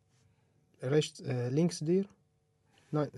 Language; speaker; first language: German; non-native, learner; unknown